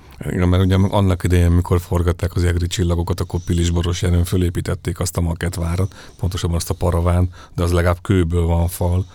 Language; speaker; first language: Hungarian; native; Hungarian